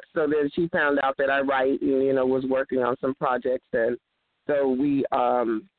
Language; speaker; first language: English; native; English